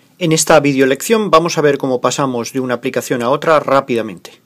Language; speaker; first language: Spanish; native; Spanish